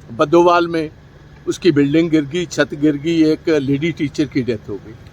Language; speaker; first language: Hindi; non-native, local second language; Punjabi